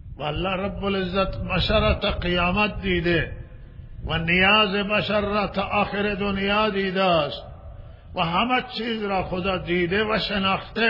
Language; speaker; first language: Persian; non-native, local second language; Baluchi